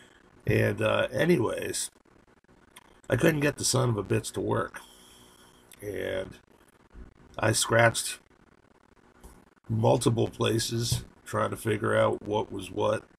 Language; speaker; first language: English; native; English